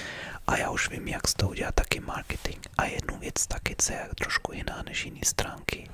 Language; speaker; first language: Czech; early bilingual, heritage; Czech